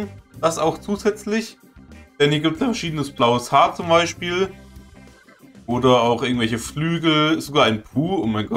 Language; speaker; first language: German; native; German